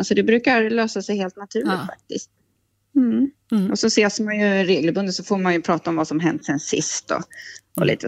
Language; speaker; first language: Swedish; native; Swedish